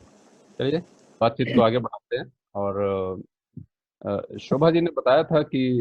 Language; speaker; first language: Hindi; native; Hindi